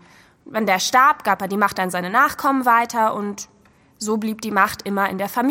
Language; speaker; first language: German; native; German